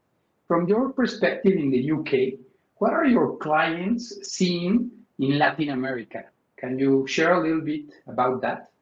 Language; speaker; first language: English; non-native, fluent; Spanish